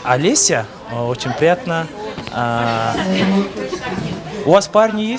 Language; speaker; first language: Russian; non-native, local second language; Kyrgyz